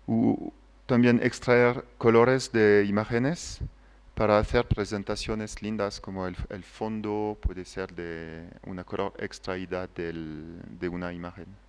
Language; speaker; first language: Spanish; non-native, fluent; French